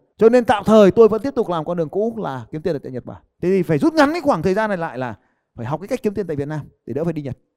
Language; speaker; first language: Vietnamese; native; Vietnamese